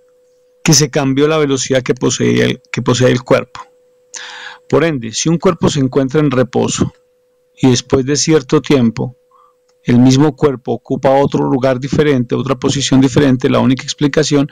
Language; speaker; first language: Spanish; native; Spanish